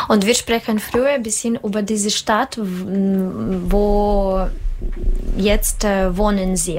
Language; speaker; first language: German; non-native, learner; Russian